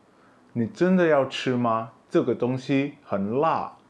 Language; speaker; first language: Chinese; non-native, local second language; Indonesian